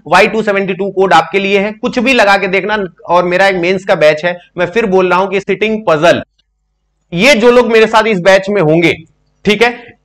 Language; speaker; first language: Hindi; native; Hindi